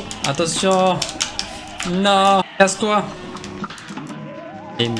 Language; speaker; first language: French; native; French